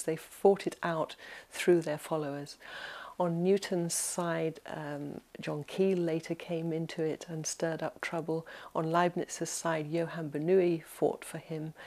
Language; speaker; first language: English; native; English